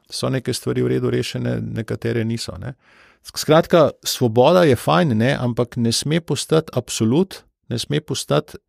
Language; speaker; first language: Slovenian; native; Slovenian